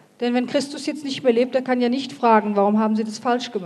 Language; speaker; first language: German; native; German